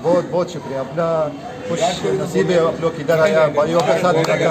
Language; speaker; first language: Hindi; non-native, learner; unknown